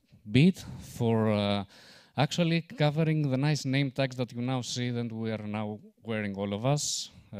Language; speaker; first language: English; non-native, fluent; Greek